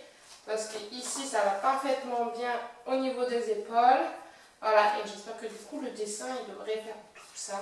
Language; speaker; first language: French; native; French